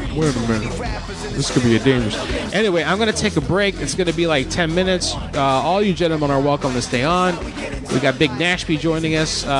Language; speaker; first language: English; early bilingual, other home language; Spanish